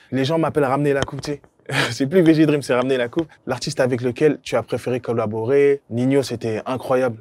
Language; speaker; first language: French; early bilingual, other home language; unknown